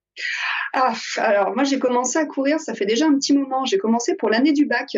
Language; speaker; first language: French; native; French